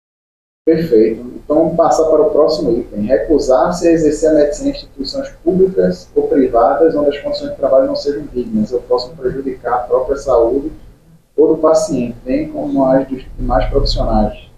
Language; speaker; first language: Portuguese; native; Portuguese